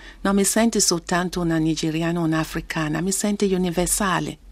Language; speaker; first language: Italian; non-native, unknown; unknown